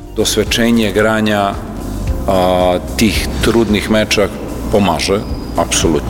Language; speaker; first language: Polish; non-native, fluent; Serbian